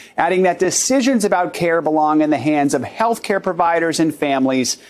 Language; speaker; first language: English; native; English